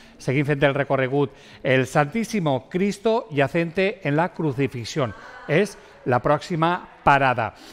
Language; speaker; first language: Catalan; native; Catalan